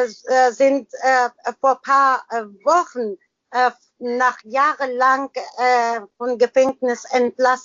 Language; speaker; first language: German; non-native, learner; Persian